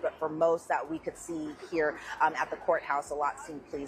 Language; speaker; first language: English; native; English